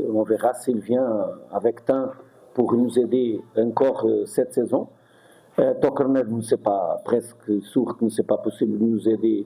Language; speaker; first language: French; non-native, fluent; Portuguese